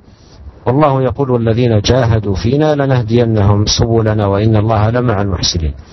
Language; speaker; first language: Arabic; native; Arabic